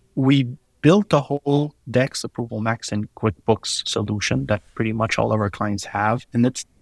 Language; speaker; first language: English; non-native, fluent; French